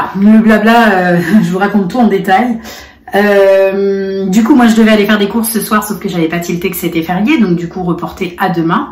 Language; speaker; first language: French; native; French